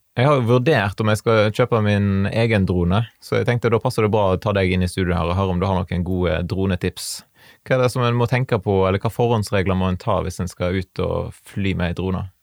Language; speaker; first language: Norwegian; native; Norwegian